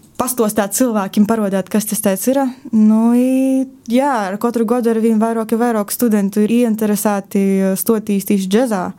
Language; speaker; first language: Latvian; native; Latvian